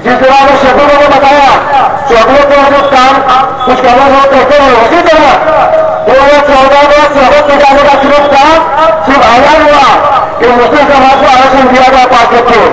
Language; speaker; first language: Hindi; non-native, local second language; Urdu